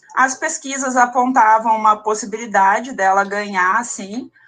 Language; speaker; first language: Portuguese; native; Portuguese